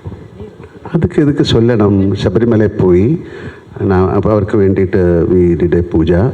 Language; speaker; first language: Tamil; non-native, learner; Malayalam